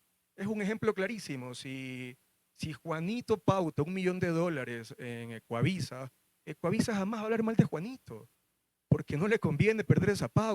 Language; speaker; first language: Spanish; native; Spanish